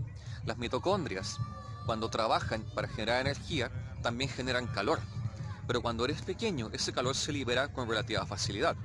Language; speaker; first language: Spanish; native; Spanish